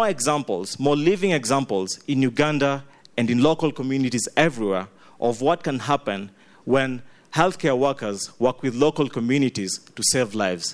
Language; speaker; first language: English; non-native, local second language; Ganda